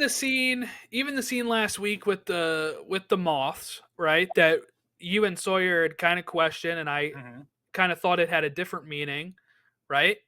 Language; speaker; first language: English; native; English